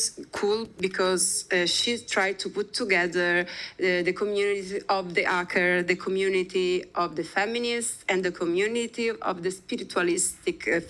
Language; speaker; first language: English; non-native, fluent; Italian